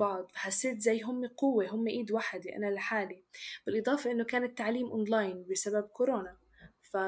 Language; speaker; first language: Arabic; native; Arabic